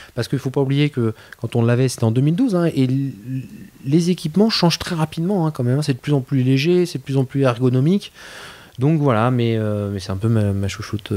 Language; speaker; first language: French; native; French